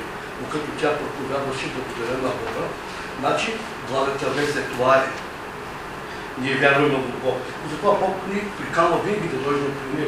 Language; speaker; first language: Bulgarian; non-native, local second language; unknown